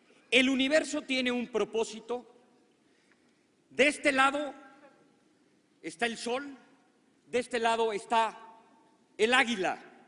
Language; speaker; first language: Spanish; native; Spanish